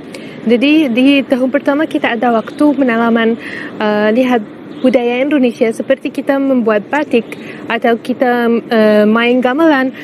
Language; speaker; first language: Indonesian; non-native, fluent; Arabic